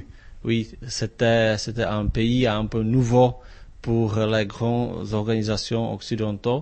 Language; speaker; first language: French; non-native, fluent; Czech